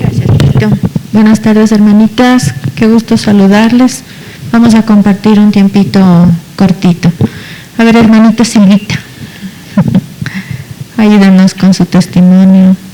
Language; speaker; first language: Spanish; native; Spanish